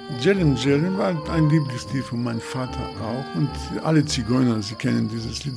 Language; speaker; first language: German; non-native, fluent; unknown